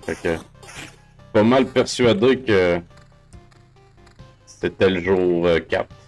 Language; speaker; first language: French; native; French